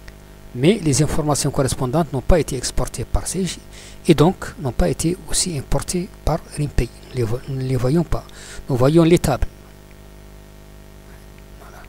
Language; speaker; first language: French; non-native, local second language; Arabic